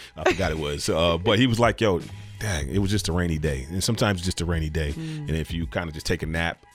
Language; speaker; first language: English; native; English